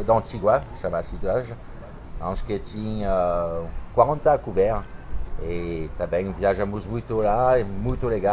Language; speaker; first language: Portuguese; non-native, fluent; French